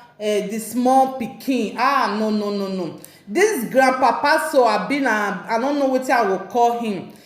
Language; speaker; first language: Nigerian Pidgin; native; Nigerian Pidgin